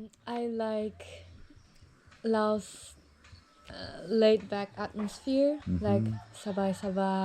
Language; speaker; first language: English; non-native, fluent; Japanese